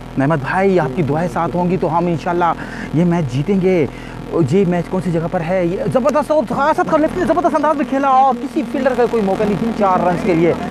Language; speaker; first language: Urdu; non-native, local second language; Pashto